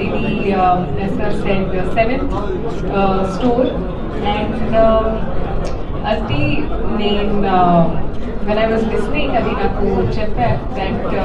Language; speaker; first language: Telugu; non-native, fluent; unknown